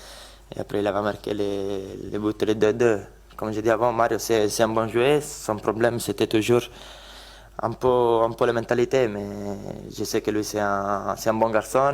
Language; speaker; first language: French; non-native, learner; Italian